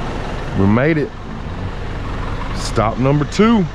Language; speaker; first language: English; native; English